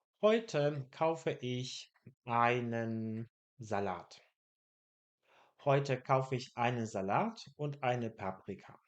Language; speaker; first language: German; non-native, fluent; Polish